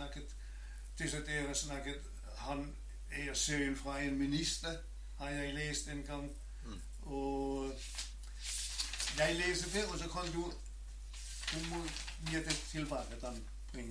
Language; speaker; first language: Norwegian; non-native, learner; German